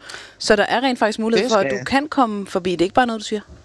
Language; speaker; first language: Danish; native; Danish